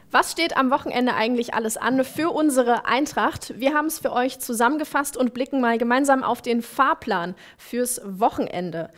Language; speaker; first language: German; native; German